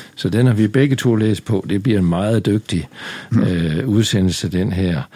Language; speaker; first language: Danish; native; Danish